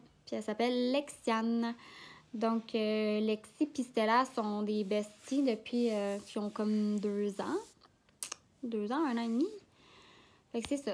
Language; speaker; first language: French; native; French